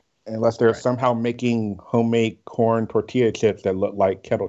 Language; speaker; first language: English; native; English